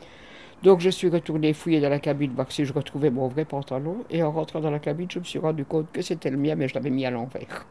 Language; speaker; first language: French; native; French